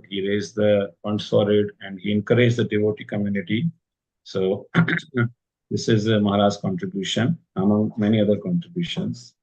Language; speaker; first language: English; non-native, local second language; Hindi